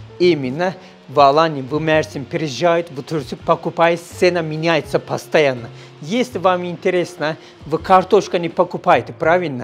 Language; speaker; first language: Russian; non-native, learner; Turkish